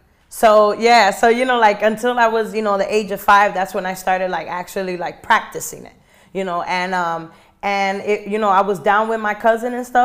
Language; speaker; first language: English; native; English